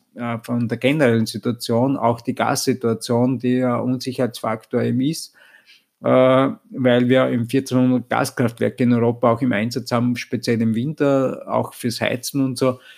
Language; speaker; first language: German; native; German